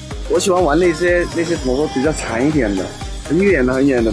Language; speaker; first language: Chinese; early bilingual, heritage; Chinese